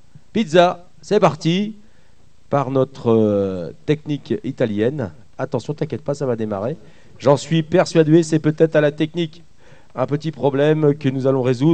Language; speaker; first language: French; native; French